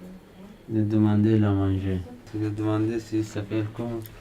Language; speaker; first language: French; non-native, learner; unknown